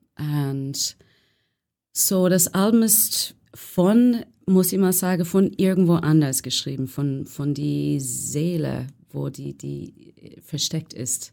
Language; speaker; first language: German; non-native, learner; English